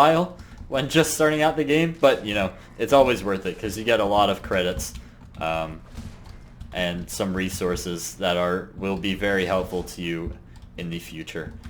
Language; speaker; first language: English; native; English